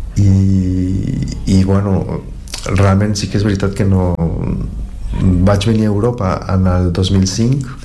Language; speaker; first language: Catalan; non-native, fluent; Spanish